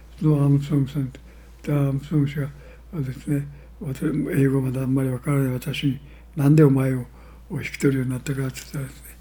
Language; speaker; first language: Japanese; native; Japanese